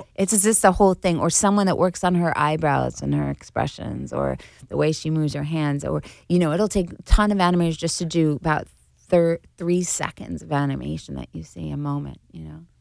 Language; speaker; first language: English; native; English